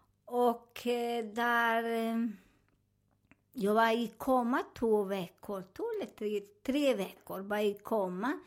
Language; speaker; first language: Swedish; non-native, learner; Spanish